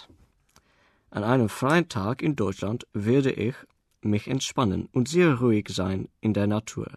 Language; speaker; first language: German; non-native, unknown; Afrikaans